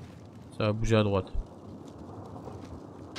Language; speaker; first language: French; native; French